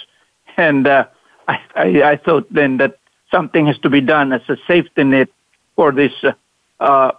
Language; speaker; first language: English; non-native, local second language; Cebuano